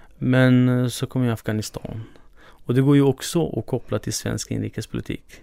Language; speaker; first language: Swedish; early bilingual, other home language; Kurdish